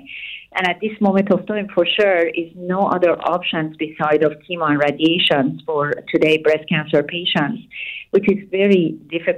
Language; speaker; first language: English; non-native, fluent; Persian